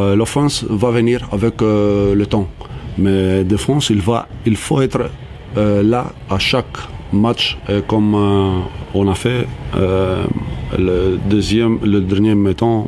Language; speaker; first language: French; non-native, fluent; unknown